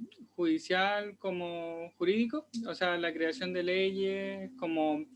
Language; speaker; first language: Spanish; native; Spanish